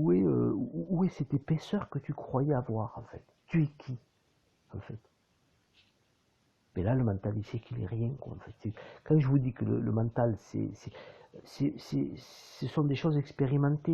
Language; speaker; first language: French; native; French